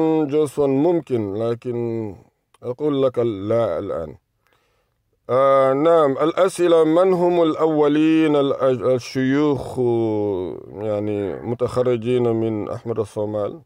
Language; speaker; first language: Arabic; non-native, fluent; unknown